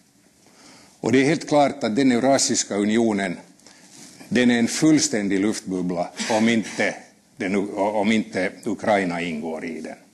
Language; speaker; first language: Swedish; native; Swedish